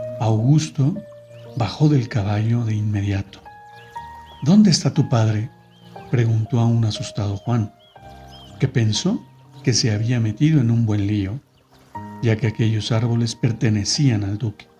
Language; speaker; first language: Spanish; native; Spanish